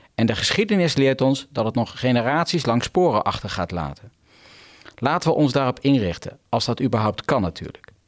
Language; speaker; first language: Dutch; native; Dutch